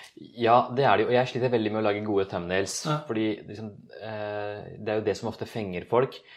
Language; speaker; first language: Norwegian; early bilingual, other home language; Urdu